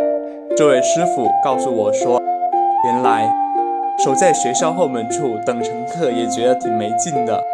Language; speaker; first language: Chinese; native; Chinese